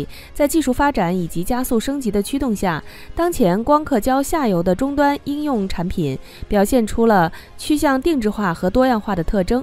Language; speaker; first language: Chinese; native; Chinese